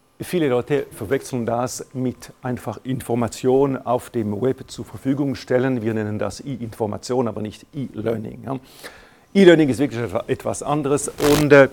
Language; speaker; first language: German; non-native, local second language; French